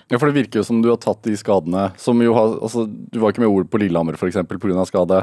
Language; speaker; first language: Norwegian; native; Norwegian